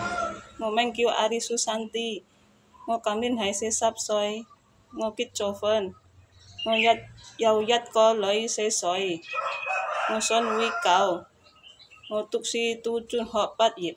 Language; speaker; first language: Cantonese; non-native, learner; Indonesian